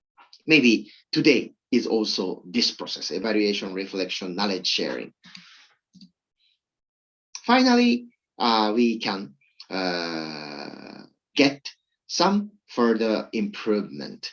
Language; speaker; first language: English; non-native, learner; Japanese